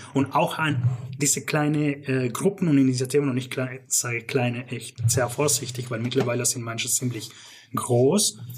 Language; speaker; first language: German; non-native, fluent; English